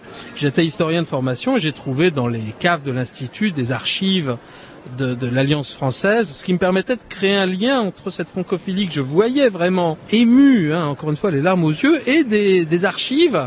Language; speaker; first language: French; native; French